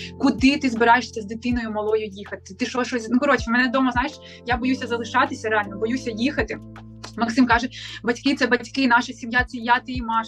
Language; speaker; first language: Ukrainian; native; Ukrainian